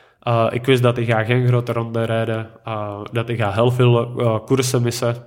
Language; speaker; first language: Dutch; non-native, fluent; Czech